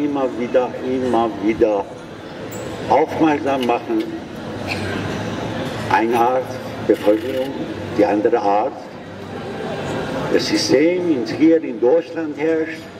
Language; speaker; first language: German; non-native, learner; Persian